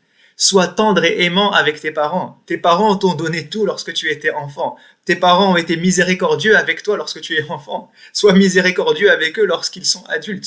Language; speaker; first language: French; native; French